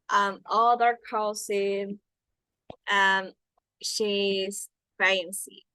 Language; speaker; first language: English; non-native, learner; Spanish